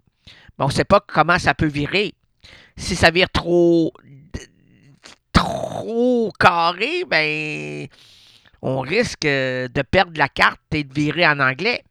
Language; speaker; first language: French; native; French